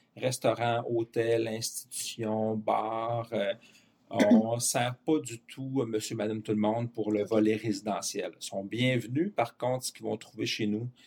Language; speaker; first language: French; native; French